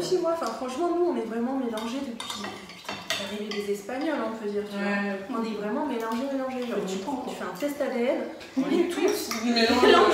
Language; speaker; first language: French; non-native, fluent; Spanish